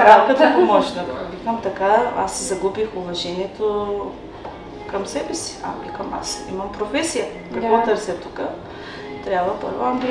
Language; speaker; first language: Bulgarian; non-native, local second language; Turkish